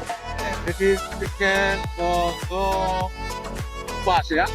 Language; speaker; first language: English; non-native, learner; Indonesian